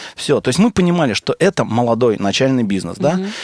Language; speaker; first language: Russian; native; Russian